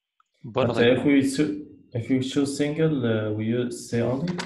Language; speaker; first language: English; non-native, learner; Arabic